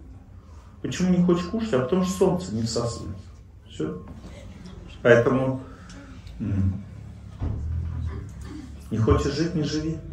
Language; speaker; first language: Russian; native; Russian